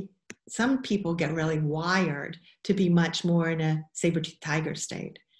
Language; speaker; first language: English; native; English